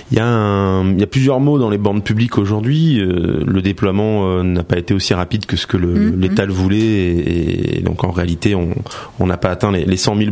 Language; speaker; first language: French; native; French